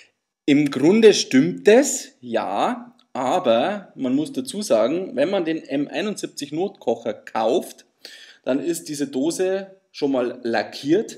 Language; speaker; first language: German; native; German